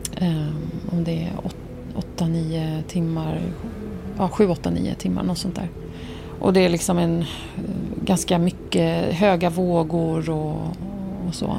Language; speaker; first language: Swedish; early bilingual, other home language; Arabic